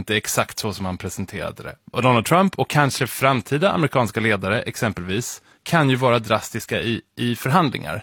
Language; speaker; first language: Swedish; native; Swedish